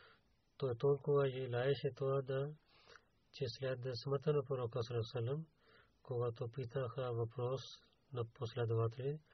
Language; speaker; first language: Bulgarian; non-native, learner; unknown